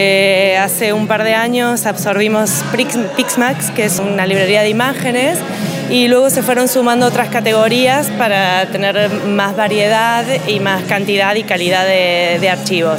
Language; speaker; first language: Spanish; native; Spanish